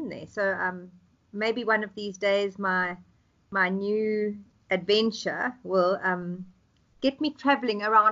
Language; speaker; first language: English; native; English